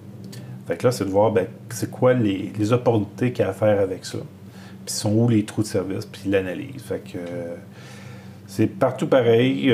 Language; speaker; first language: French; native; French